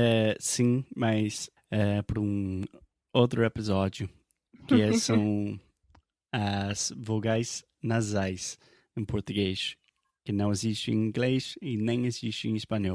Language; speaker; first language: Portuguese; non-native, fluent; English